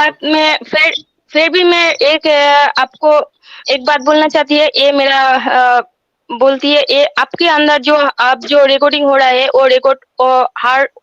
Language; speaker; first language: Hindi; non-native, local second language; Bangla